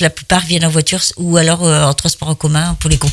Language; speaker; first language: French; native; French